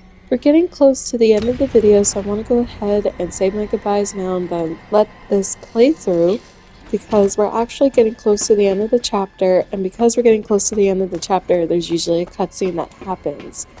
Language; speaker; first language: English; native; English